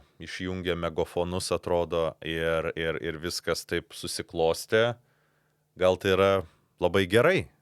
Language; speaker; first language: Lithuanian; native; Lithuanian